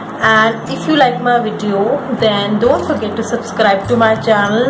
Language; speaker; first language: English; non-native, local second language; Hindi